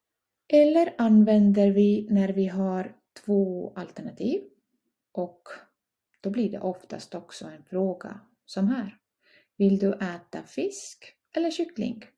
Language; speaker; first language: Swedish; non-native, fluent; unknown